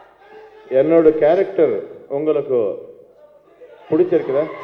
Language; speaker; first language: Tamil; non-native, learner; Telugu